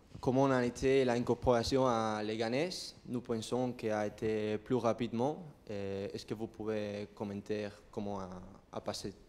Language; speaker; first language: French; non-native, learner; Spanish